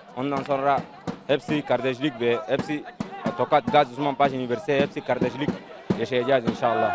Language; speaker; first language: Turkish; non-native, learner; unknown